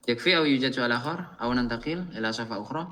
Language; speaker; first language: Arabic; non-native, fluent; Indonesian